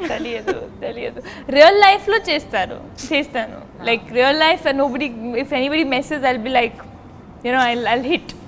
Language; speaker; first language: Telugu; non-native, learner; Punjabi